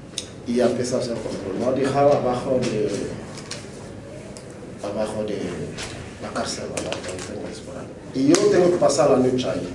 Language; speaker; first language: Spanish; non-native, local second language; French